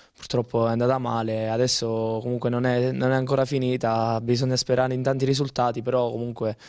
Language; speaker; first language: Italian; native; Italian